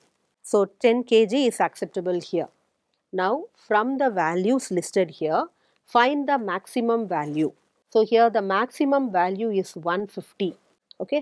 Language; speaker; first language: English; non-native, local second language; Tamil